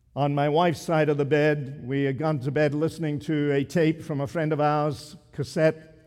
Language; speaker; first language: English; native; English